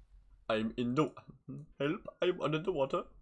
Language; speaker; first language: English; native; English